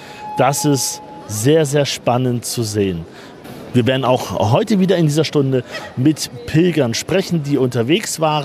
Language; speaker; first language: German; native; German